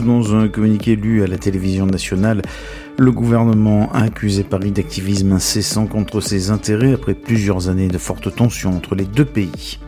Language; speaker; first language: French; native; French